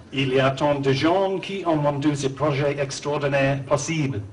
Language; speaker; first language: French; non-native, learner; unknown